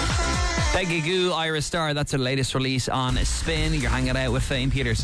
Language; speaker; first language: English; native; English